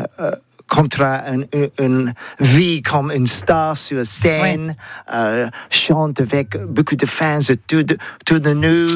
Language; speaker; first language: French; non-native, learner; English